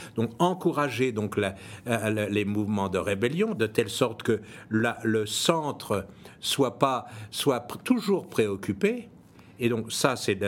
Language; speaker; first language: French; native; French